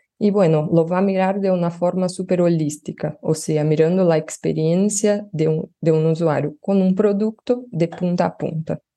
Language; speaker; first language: Spanish; non-native, fluent; Portuguese